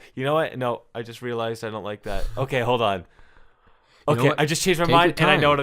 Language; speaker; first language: English; native; English